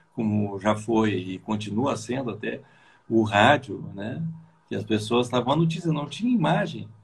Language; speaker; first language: Portuguese; native; Portuguese